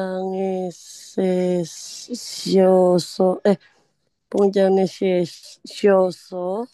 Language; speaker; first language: Korean; non-native, learner; Indonesian